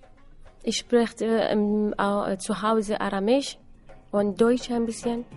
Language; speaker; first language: German; non-native, learner; Assyrian Neo-Aramaic